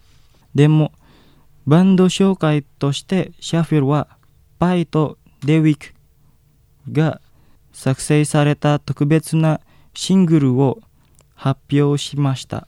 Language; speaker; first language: Japanese; non-native, fluent; Indonesian